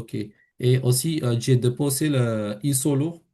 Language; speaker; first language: French; non-native, fluent; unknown